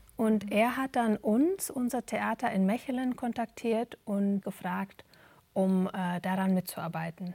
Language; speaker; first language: German; native; German